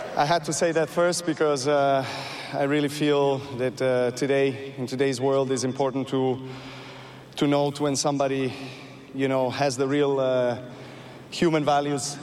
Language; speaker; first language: English; non-native, fluent; Serbian